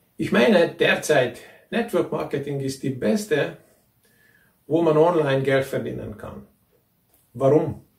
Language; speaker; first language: German; non-native, fluent; Hungarian